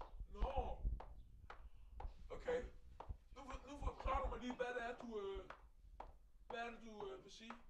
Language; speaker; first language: Danish; native; Danish